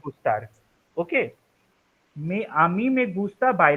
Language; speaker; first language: Spanish; non-native, fluent; Hindi